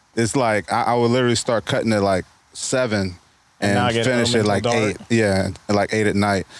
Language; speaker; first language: English; native; English